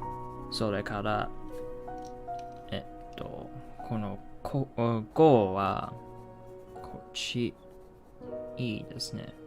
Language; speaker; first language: Japanese; non-native, learner; English